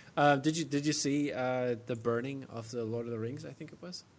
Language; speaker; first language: English; non-native, fluent; German